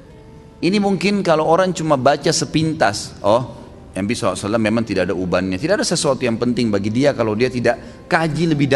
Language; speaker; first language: Indonesian; native; Indonesian